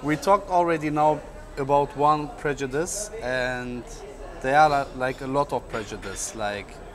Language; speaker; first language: English; non-native, learner; German